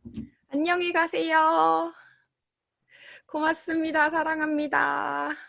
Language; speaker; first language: Korean; native; Korean